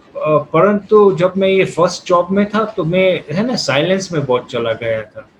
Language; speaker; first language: Hindi; non-native, fluent; Gujarati